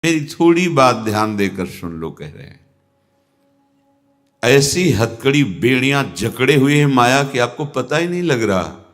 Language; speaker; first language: Hindi; native; Hindi